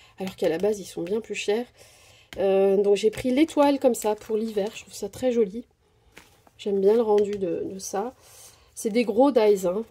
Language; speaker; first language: French; native; French